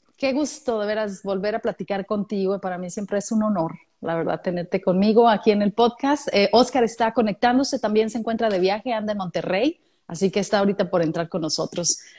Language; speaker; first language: Spanish; native; Spanish